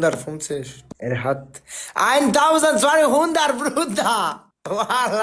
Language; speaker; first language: German; non-native, learner; Romanian